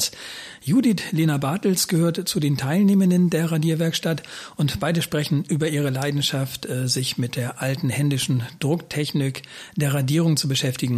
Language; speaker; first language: German; native; German